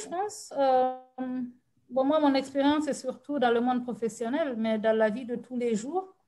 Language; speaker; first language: French; non-native, local second language; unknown